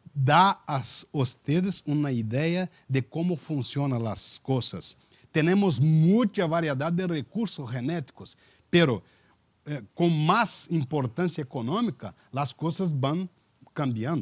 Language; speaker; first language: Spanish; non-native, learner; Portuguese